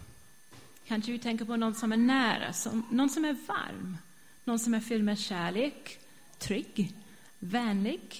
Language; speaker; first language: Swedish; non-native, fluent; English